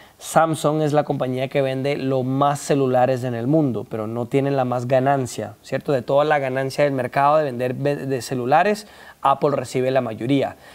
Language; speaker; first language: Spanish; early bilingual, heritage; Spanish